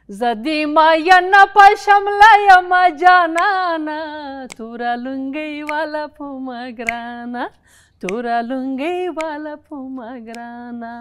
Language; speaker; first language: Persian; non-native, local second language; Pashto